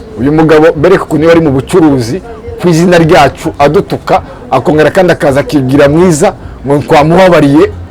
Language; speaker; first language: Kinyarwanda; native; Kinyarwanda